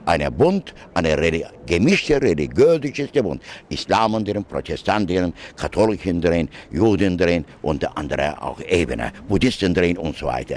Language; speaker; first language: German; non-native, learner; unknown